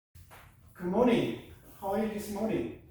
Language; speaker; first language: English; non-native, fluent; Korean